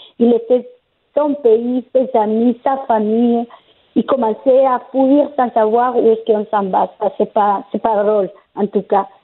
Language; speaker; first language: French; non-native, fluent; Spanish